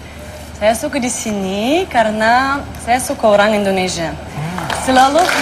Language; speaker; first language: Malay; non-native, learner; Russian